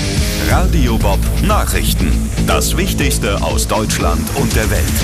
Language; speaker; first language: German; native; German